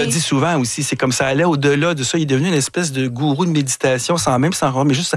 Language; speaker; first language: French; native; French